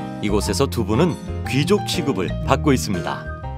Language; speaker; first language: Korean; native; Korean